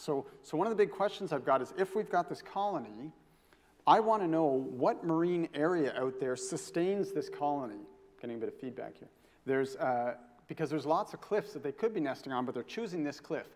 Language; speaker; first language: English; native; English